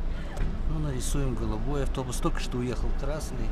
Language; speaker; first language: Russian; native; Russian